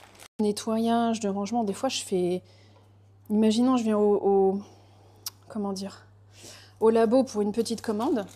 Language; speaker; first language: French; native; French